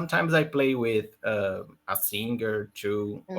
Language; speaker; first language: English; non-native, learner; Portuguese